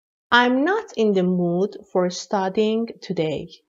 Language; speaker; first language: English; non-native, fluent; Persian